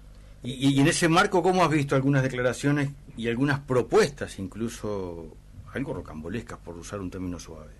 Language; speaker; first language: Spanish; native; Spanish